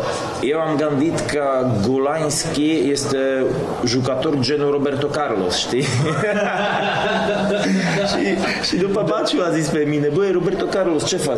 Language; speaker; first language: Romanian; non-native, fluent; Polish